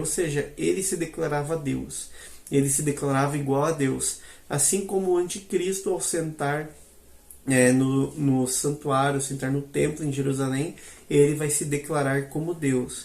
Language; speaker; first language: Portuguese; native; Portuguese